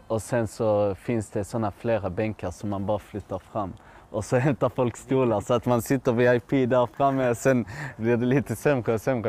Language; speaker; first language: Swedish; native; Swedish